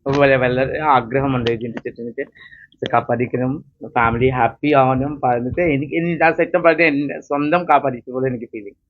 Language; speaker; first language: Malayalam; non-native, fluent; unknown